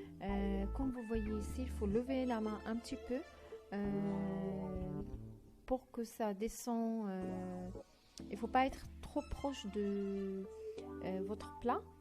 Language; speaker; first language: French; non-native, fluent; Arabic